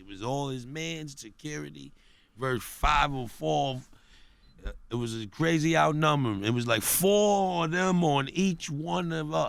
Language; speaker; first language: English; native; English